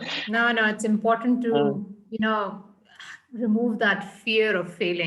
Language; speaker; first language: English; non-native, local second language; Hindi